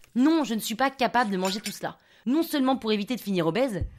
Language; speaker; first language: French; non-native, fluent; English